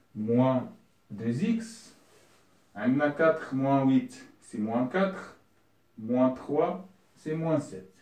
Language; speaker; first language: French; non-native, local second language; Arabic